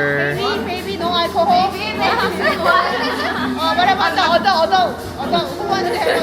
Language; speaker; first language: English; non-native, fluent; Spanish